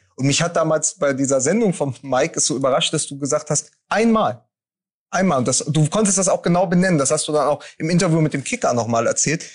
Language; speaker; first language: German; native; German